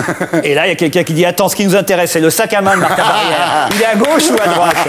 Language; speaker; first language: French; native; French